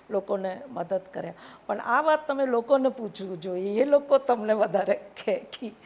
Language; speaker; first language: Gujarati; non-native, local second language; Tamil